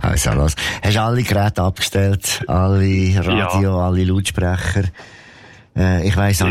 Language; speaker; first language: German; native; German